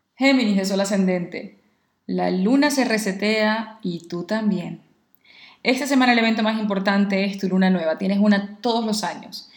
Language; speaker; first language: Spanish; native; Spanish